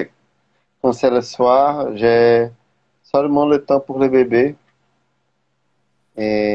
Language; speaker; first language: French; non-native, learner; Portuguese